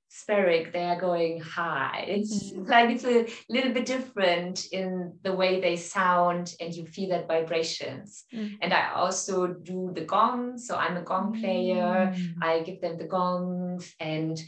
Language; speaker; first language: English; non-native, fluent; German